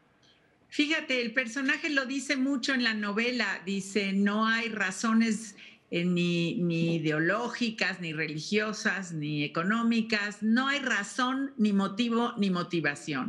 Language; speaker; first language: Spanish; native; Spanish